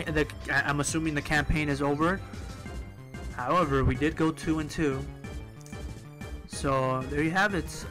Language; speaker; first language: English; native; English